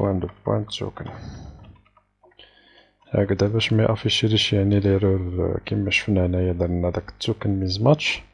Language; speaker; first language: Arabic; native; Arabic